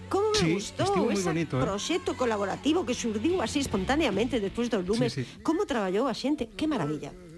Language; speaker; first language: Galician; native; Galician